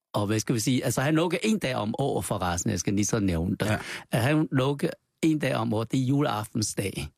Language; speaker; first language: Danish; non-native, fluent; Chinese